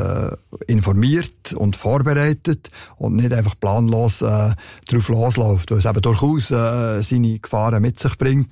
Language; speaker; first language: German; native; German